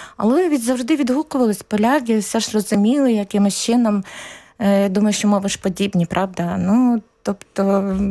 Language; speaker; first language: Ukrainian; native; Ukrainian